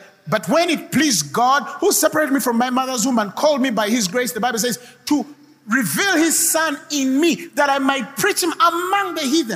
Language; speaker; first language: English; non-native, local second language; Ganda